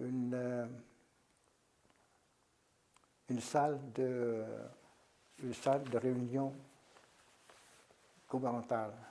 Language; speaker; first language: French; non-native, local second language; Vietnamese